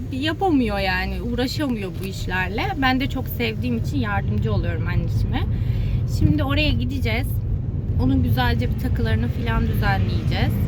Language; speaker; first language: Turkish; native; Turkish